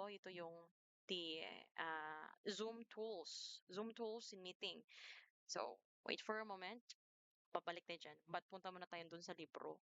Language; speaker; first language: Filipino; non-native, local second language; Cebuano